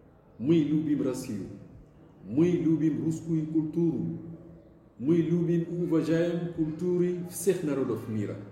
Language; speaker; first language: Russian; non-native, fluent; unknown